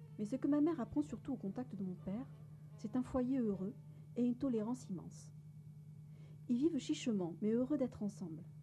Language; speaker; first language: French; native; French